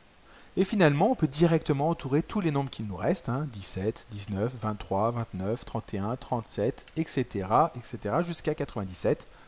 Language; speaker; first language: French; native; French